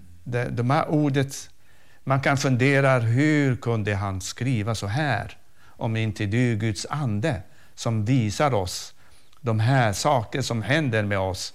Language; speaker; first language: Swedish; non-native, fluent; Arabic